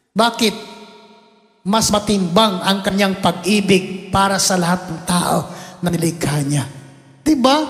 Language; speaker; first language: Filipino; non-native, local second language; Cebuano